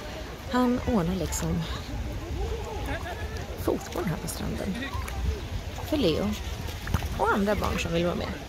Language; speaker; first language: Swedish; native; Swedish